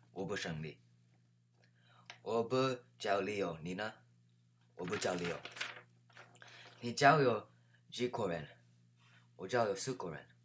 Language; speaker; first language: Chinese; non-native, learner; English